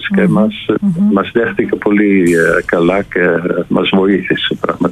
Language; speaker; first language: Greek; non-native, fluent; Dutch